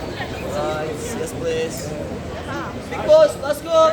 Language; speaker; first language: English; non-native, learner; Turkish